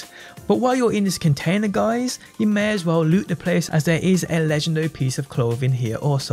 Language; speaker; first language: English; native; English